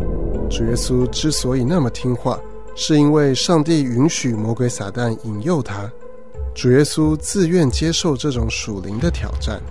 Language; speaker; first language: Chinese; native; Chinese